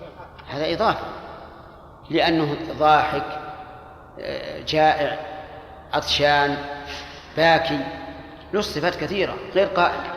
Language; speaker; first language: Arabic; native; Arabic